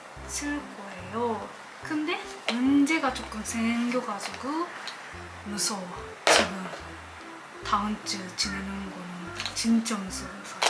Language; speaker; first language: Korean; non-native, learner; Japanese